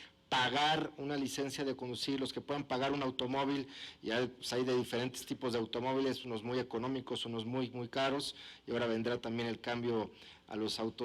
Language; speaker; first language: Spanish; native; Spanish